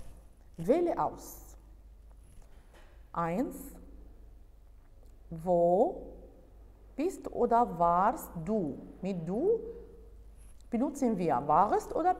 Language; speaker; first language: German; non-native, fluent; Arabic